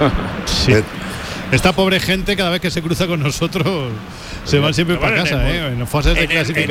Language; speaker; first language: Spanish; native; Spanish